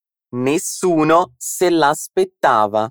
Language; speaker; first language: Italian; non-native, fluent; Portuguese